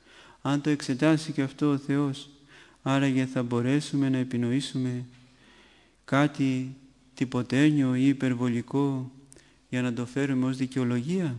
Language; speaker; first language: Greek; native; Greek